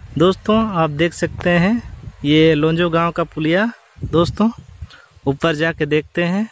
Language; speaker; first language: Hindi; non-native, local second language; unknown